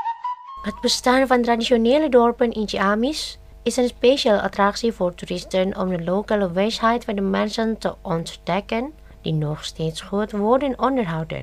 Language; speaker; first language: Dutch; non-native, fluent; Indonesian